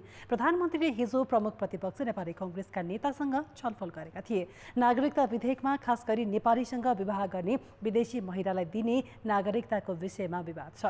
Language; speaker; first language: Nepali; native; Nepali